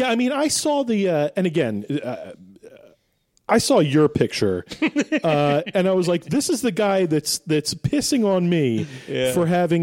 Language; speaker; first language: English; native; English